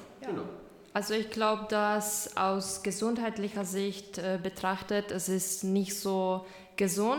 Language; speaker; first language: German; non-native, fluent; Czech